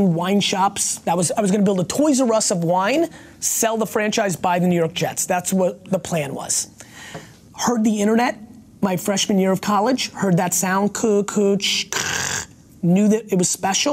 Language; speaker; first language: English; early bilingual, other home language; Russian